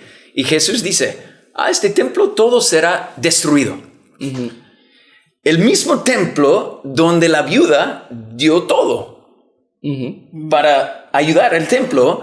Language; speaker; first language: Spanish; non-native, fluent; English